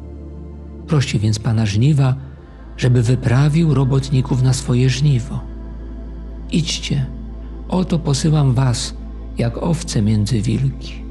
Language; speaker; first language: Polish; native; Polish